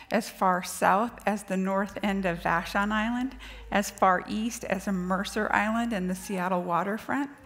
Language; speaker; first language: English; native; English